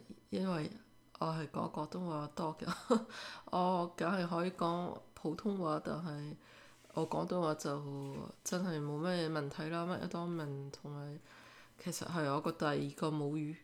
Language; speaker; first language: Cantonese; early bilingual, heritage; French